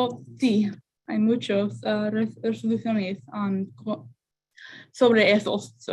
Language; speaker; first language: Spanish; non-native, learner; English